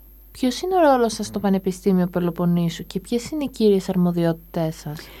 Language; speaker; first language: Greek; native; Greek